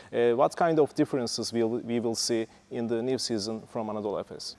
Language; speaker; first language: English; non-native, fluent; Turkish